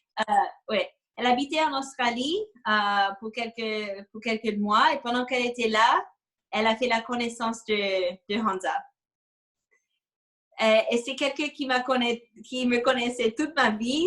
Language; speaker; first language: French; non-native, fluent; English